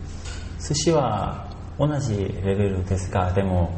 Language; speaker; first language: Japanese; non-native, learner; Korean